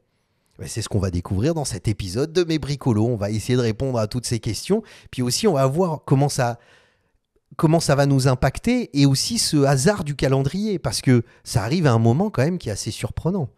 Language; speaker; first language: French; native; French